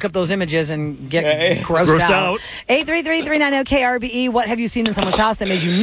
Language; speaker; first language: English; native; English